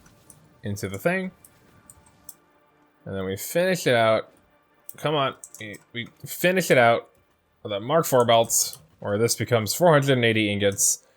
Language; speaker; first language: English; native; English